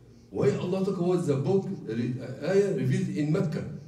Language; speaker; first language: English; non-native, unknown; Arabic